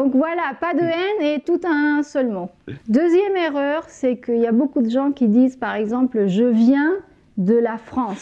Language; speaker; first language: French; native; French